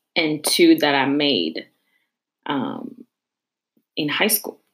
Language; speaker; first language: English; non-native, fluent; French